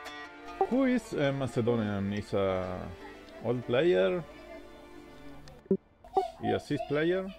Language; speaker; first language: English; non-native, learner; Spanish